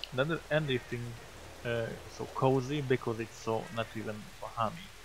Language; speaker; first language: English; non-native, learner; Hungarian